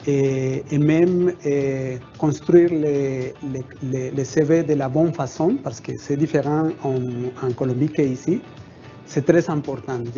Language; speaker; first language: French; non-native, fluent; Spanish